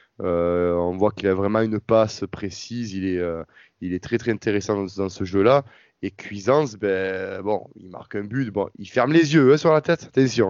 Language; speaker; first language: French; native; French